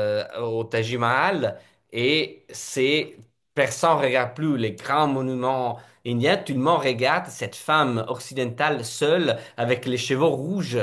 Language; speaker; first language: French; non-native, fluent; Italian